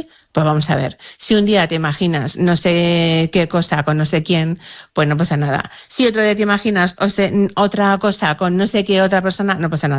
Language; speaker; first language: Spanish; native; Spanish